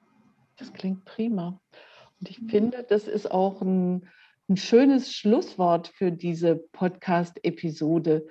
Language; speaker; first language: German; native; German